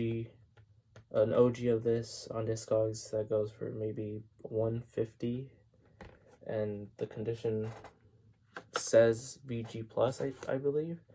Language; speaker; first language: English; native; English